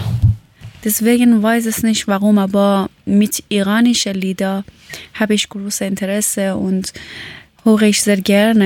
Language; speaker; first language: German; non-native, learner; Persian